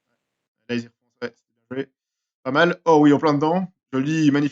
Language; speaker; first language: French; native; French